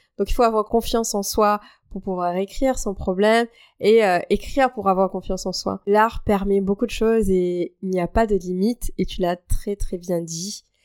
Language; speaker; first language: French; native; French